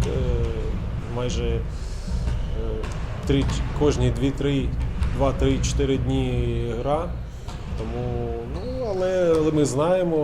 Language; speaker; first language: Ukrainian; non-native, local second language; Russian